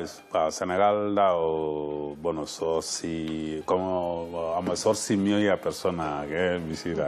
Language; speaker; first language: Basque; non-native, learner; Wolof